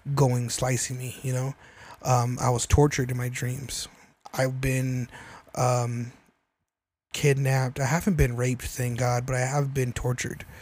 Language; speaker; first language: English; native; English